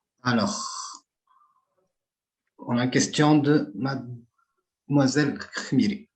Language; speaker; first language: French; non-native, local second language; Arabic